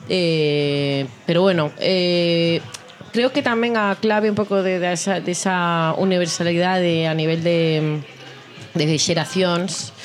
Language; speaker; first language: Galician; non-native, fluent; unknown